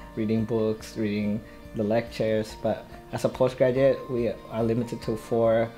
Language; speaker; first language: English; non-native, fluent; Indonesian